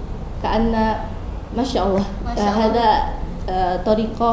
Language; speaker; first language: Arabic; non-native, learner; Indonesian